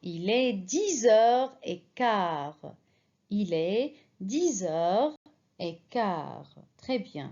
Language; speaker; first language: French; non-native, fluent; Arabic